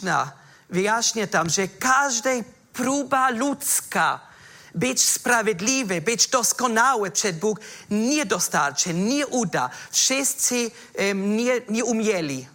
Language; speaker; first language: Polish; non-native, fluent; German